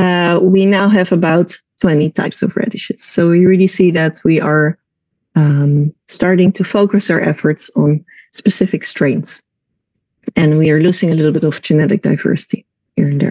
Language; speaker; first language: English; non-native, fluent; Dutch